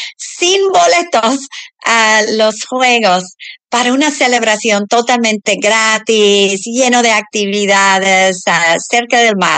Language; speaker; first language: Spanish; early bilingual, other home language; English